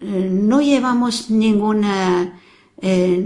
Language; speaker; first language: Spanish; non-native, fluent; Persian